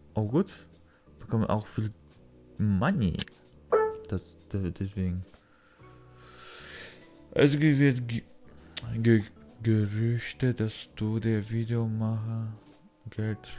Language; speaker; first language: German; non-native, learner; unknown